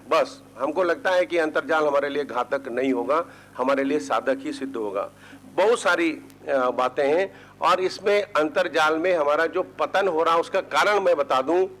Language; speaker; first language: Hindi; native; Hindi